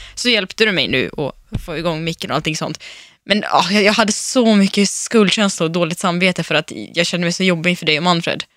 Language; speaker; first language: Swedish; early bilingual, other home language; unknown